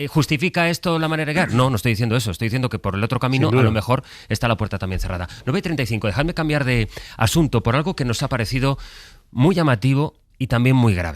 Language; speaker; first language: Spanish; native; Spanish